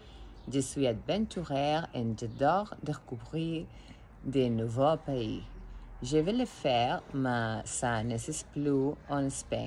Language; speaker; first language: French; non-native, learner; Spanish